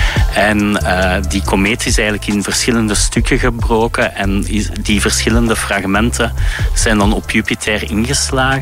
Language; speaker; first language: Dutch; native; Dutch